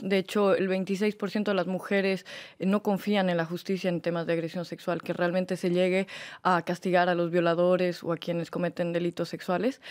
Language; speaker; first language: Spanish; native; Spanish